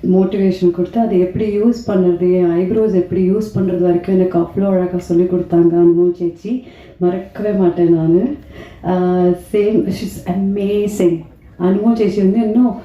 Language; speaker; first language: Tamil; native; Tamil